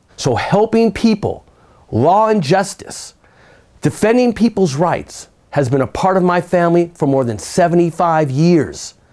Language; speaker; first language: English; native; English